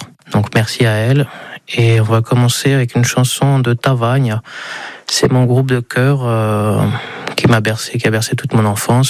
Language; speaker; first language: French; native; French